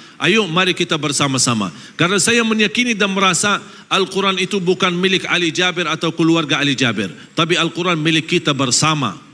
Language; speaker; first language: Malay; non-native, fluent; Arabic